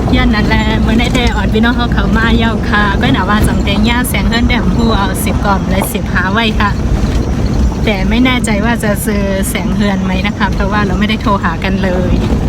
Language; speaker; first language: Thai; non-native, local second language; Shan